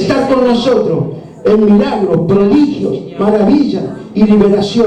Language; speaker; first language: Spanish; native; Spanish